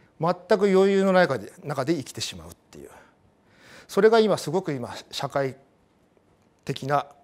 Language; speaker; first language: Japanese; native; Japanese